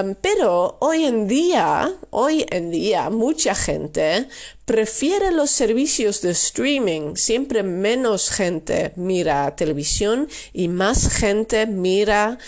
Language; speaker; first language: Spanish; non-native, fluent; Dutch